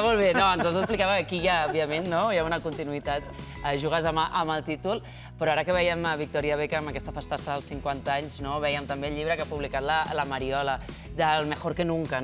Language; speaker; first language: Catalan; native; Catalan